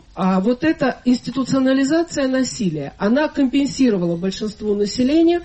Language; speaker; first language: Russian; native; Russian